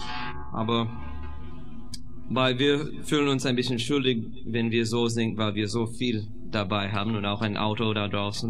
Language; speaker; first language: German; non-native, fluent; English